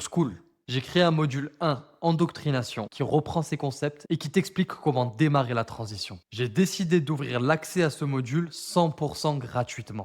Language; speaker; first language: French; native; French